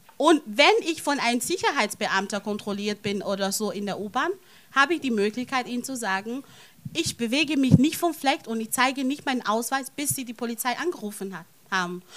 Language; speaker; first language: German; non-native, fluent; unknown